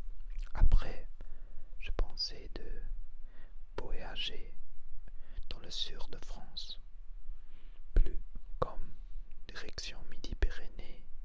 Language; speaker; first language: French; non-native, learner; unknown